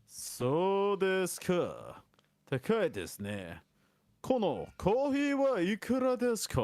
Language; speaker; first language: Japanese; non-native, learner; English